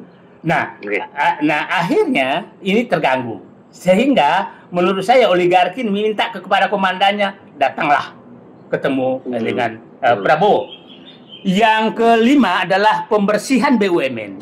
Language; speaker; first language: Indonesian; native; Indonesian